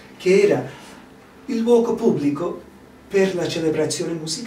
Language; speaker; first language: Italian; non-native, fluent; English